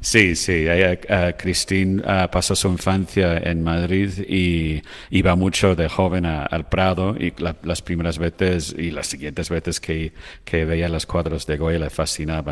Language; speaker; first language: Spanish; non-native, fluent; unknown